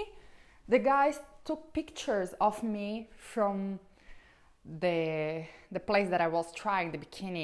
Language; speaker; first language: English; non-native, learner; Portuguese